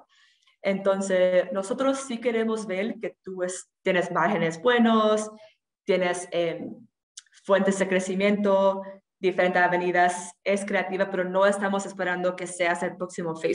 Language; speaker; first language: Spanish; non-native, fluent; English